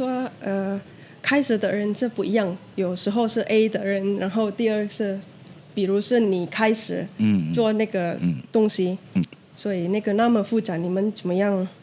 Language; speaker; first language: Chinese; non-native, fluent; Indonesian